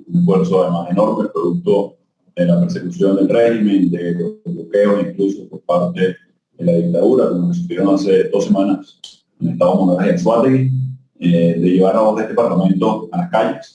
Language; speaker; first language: Spanish; native; Spanish